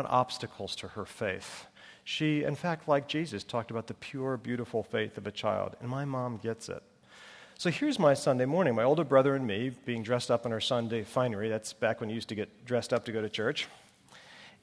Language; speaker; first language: English; native; English